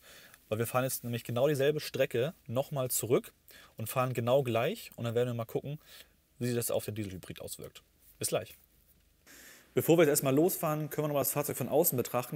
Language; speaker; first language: German; native; German